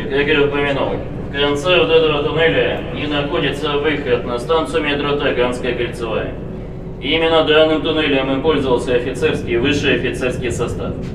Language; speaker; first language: Russian; native; Russian